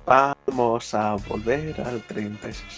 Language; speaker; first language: Spanish; native; Spanish